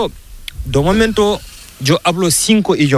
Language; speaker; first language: Spanish; non-native, learner; Fula